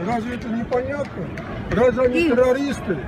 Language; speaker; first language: Russian; native; Russian